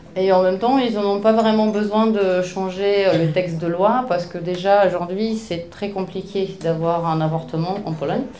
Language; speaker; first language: French; non-native, fluent; Polish